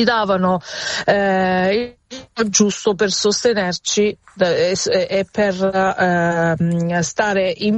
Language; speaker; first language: Italian; native; Italian